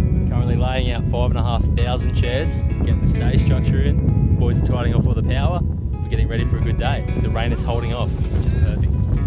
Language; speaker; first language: English; native; English